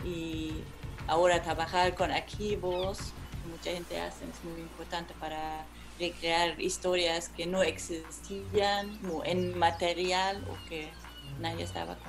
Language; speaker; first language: Spanish; non-native, fluent; German